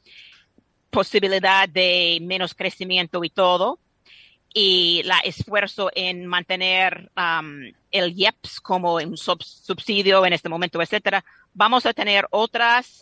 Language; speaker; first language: Spanish; non-native, fluent; English